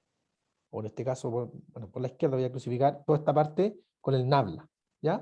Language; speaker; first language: Spanish; native; Spanish